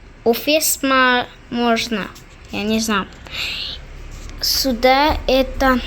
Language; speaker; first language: Russian; non-native, learner; English